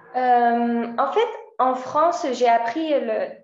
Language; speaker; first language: Spanish; non-native, fluent; French